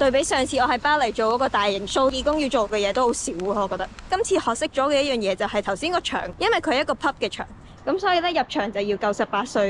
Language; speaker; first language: Cantonese; native; Cantonese